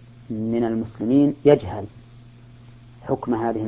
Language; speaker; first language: Arabic; native; Arabic